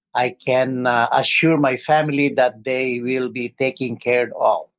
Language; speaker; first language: English; non-native, local second language; Filipino